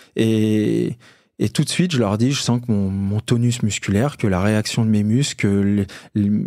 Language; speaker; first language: French; native; French